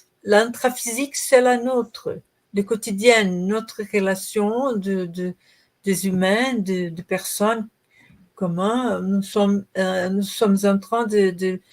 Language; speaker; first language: French; non-native, learner; Portuguese